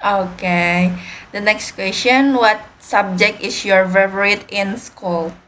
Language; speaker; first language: English; non-native, learner; Indonesian